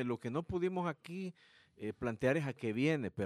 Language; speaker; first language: Spanish; native; Spanish